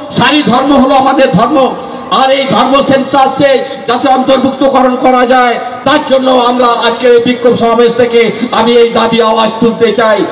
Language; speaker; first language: Bangla; non-native, local second language; Santali